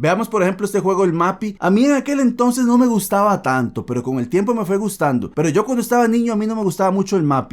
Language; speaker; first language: Spanish; native; Spanish